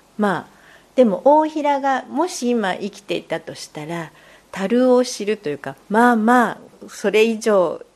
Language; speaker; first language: Japanese; native; Japanese